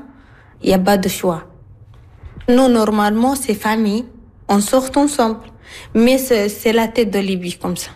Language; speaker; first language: French; non-native, learner; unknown